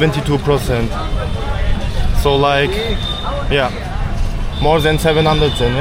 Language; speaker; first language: English; non-native, learner; Turkish